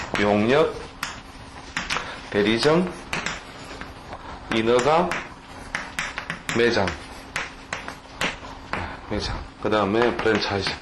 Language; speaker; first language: Korean; native; Korean